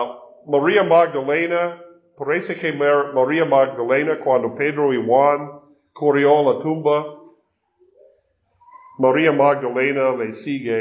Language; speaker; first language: Spanish; non-native, learner; English